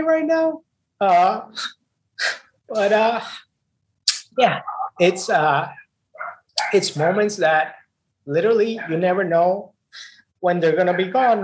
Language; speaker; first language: English; non-native, fluent; Spanish